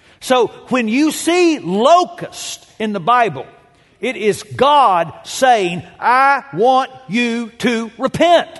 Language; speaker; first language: English; native; English